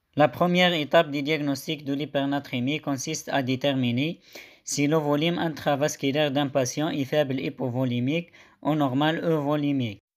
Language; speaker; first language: French; non-native, local second language; Arabic